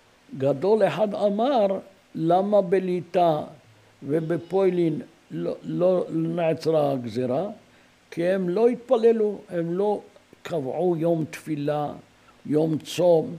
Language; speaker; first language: Hebrew; non-native, fluent; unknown